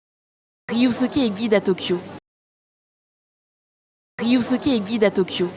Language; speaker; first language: French; native; French